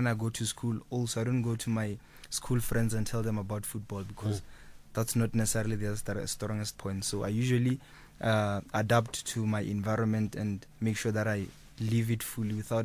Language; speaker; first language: English; non-native, local second language; Northern Sotho